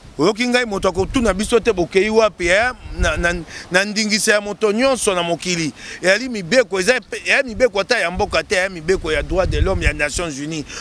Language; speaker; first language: Lingala; non-native, local second language; Luba-Lulua